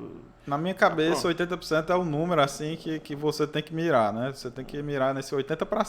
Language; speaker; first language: Portuguese; native; Portuguese